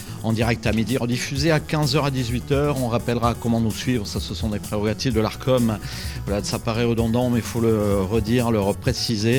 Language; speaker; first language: French; native; French